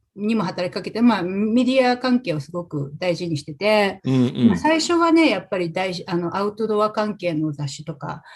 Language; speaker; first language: Japanese; native; Japanese